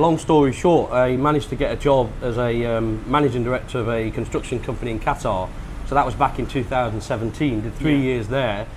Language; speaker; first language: English; native; English